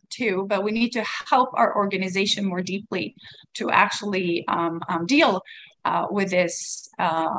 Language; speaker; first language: English; non-native, fluent; Swedish